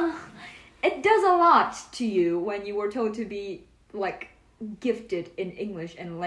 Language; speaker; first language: English; non-native, fluent; Vietnamese